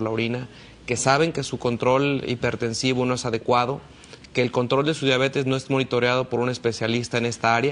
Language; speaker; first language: Spanish; native; Spanish